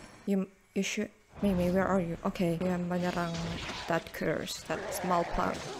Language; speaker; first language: English; non-native, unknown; Indonesian